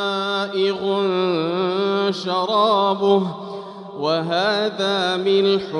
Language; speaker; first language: Arabic; native; Arabic